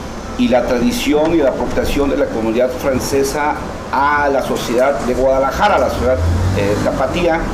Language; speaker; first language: Spanish; native; Spanish